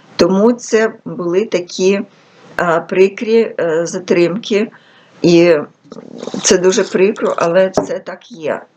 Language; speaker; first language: Ukrainian; non-native, local second language; Russian